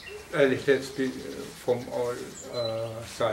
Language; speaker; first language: English; non-native, fluent; German